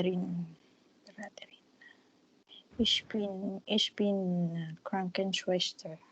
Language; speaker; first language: German; non-native, learner; Filipino